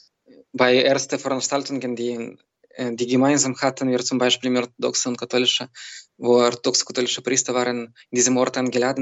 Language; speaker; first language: German; non-native, learner; Belarusian